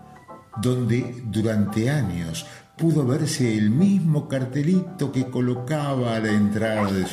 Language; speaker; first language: Spanish; native; Spanish